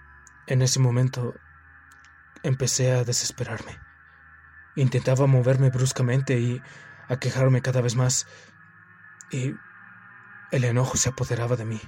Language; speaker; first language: Spanish; native; Spanish